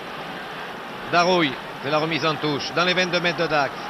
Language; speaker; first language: French; native; French